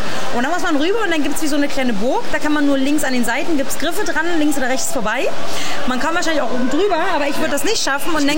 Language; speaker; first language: German; native; German